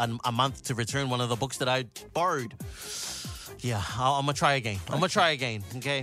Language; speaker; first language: English; native; English